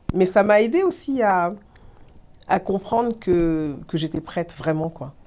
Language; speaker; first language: French; early bilingual, other home language; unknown